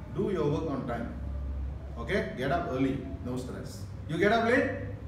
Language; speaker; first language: English; non-native, local second language; Malay